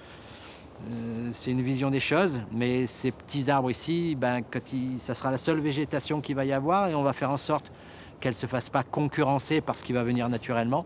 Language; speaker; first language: French; native; French